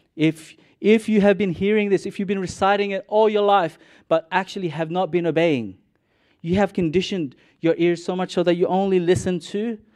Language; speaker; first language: English; non-native, local second language; Cebuano